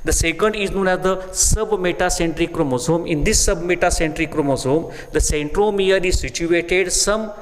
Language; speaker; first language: English; non-native, local second language; Marathi